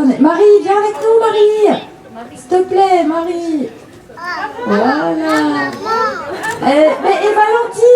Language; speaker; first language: French; native; French